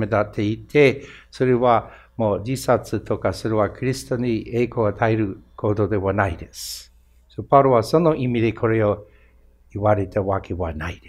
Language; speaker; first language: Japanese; non-native, fluent; English